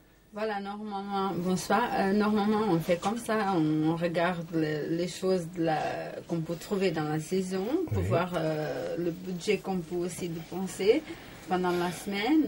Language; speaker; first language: French; non-native, learner; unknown